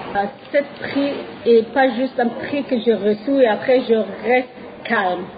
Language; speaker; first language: French; non-native, learner; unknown